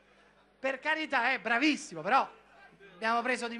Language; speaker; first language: Italian; native; Italian